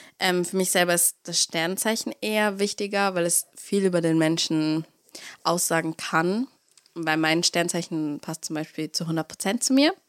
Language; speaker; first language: German; early bilingual, other home language; Russian